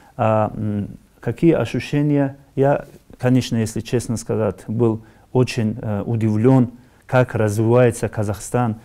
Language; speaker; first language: Russian; non-native, local second language; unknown